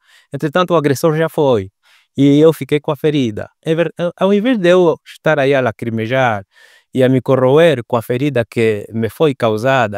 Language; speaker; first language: Portuguese; native; Portuguese